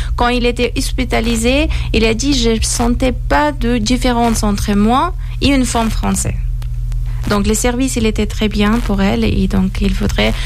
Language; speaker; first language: French; non-native, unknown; Persian